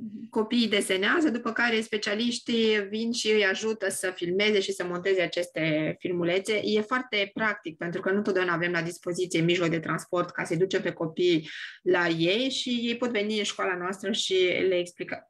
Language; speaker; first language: Romanian; native; Romanian